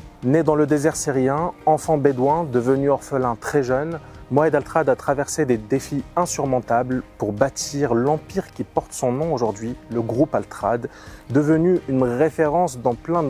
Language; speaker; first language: French; native; French